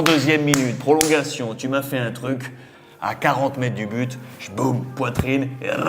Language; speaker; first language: French; native; French